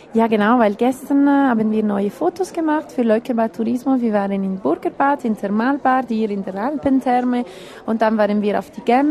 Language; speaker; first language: German; non-native, local second language; Italian